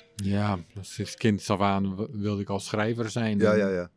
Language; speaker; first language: Dutch; non-native, local second language; English